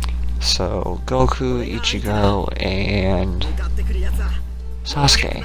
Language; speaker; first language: English; native; English